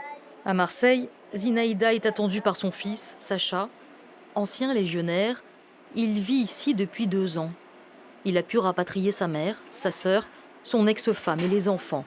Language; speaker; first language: French; native; French